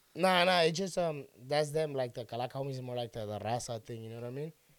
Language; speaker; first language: English; early bilingual, other home language; Spanish